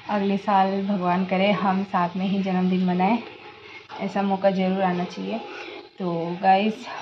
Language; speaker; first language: Hindi; native; Hindi